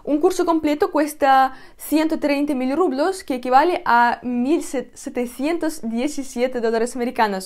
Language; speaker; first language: Spanish; non-native, fluent; Russian